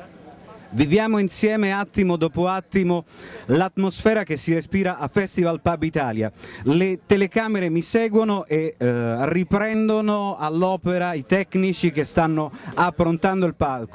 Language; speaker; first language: Italian; native; Italian